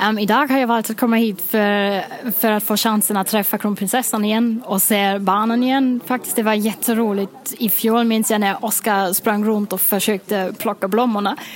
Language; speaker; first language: Swedish; non-native, fluent; German